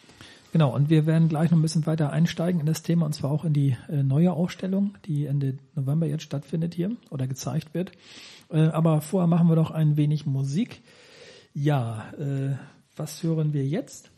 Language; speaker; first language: German; native; German